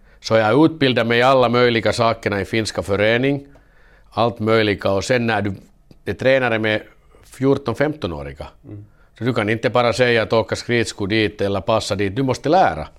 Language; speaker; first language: Swedish; non-native, learner; Finnish